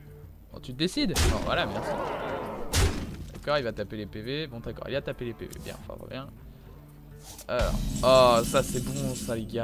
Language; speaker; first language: French; native; French